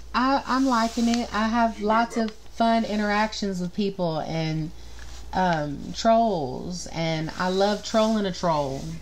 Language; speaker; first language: English; native; English